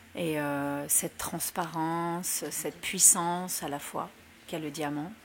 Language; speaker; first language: French; early bilingual, other home language; Spanish